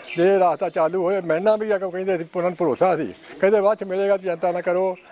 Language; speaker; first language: Punjabi; native; Punjabi